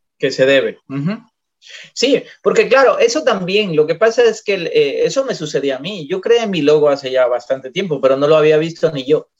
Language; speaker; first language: Spanish; native; Spanish